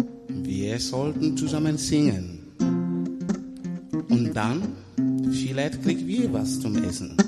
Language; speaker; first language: German; non-native, learner; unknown